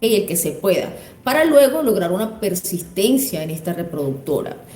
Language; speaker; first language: Spanish; native; Spanish